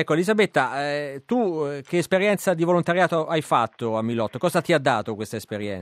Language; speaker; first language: Italian; native; Italian